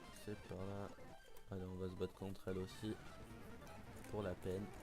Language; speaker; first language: French; native; French